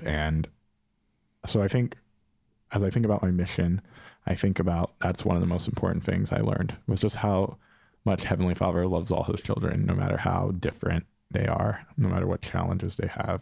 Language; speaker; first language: English; native; English